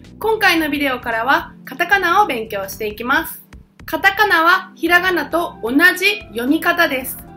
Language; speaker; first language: Japanese; native; Japanese